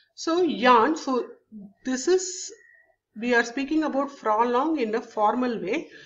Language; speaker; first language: English; non-native, local second language; Tamil